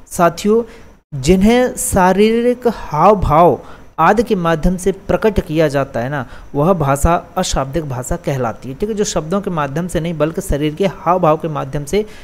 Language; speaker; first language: Hindi; native; Hindi